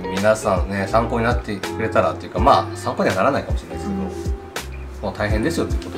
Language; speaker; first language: Japanese; native; Japanese